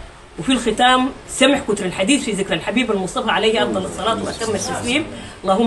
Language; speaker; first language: Arabic; native; Arabic